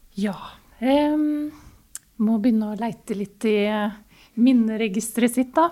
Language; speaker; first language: Norwegian; native; Norwegian